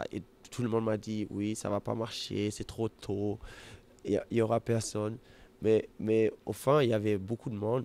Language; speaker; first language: French; non-native, fluent; German